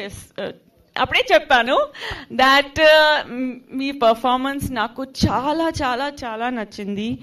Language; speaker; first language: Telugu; non-native, fluent; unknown